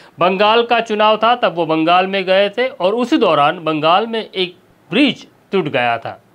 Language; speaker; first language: Hindi; non-native, local second language; Gujarati